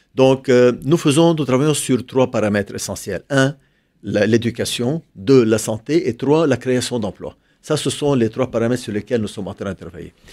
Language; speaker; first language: French; non-native, local second language; Arabic